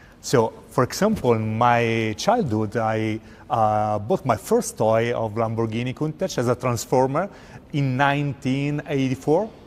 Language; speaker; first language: English; non-native, fluent; Italian